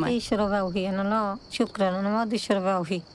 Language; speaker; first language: Arabic; non-native, learner; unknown